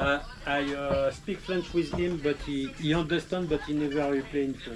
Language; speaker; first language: English; non-native, learner; French